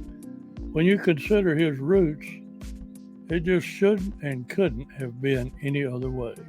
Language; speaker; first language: English; native; English